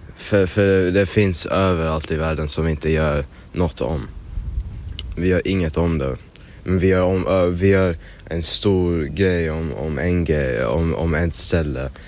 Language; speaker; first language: Swedish; early bilingual, other home language; Arabic